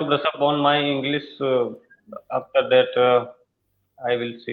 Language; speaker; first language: English; non-native, learner; Hindi